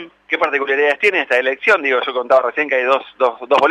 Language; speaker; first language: Spanish; native; Spanish